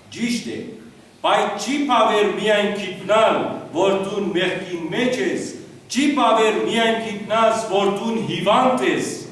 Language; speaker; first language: Armenian; early bilingual, heritage; Armenian